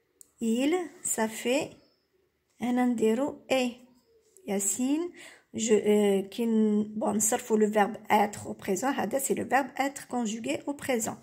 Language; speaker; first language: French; non-native, local second language; Arabic